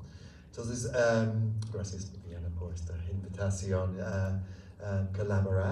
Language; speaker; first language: Spanish; non-native, fluent; English